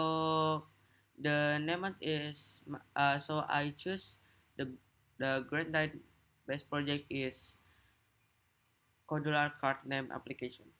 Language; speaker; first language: English; non-native, learner; Indonesian